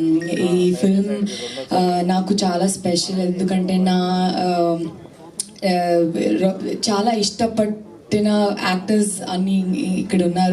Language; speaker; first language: Telugu; non-native, learner; Kannada